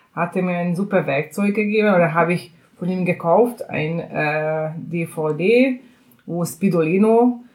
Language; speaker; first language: German; non-native, fluent; Hungarian